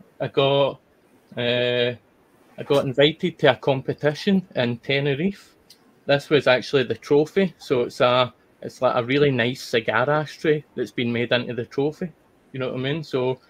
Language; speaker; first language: English; native; English